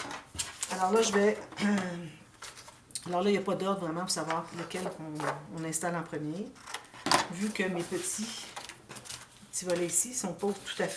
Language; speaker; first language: French; native; French